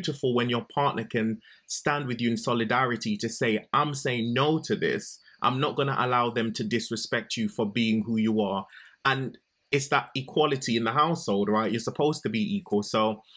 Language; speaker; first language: English; native; English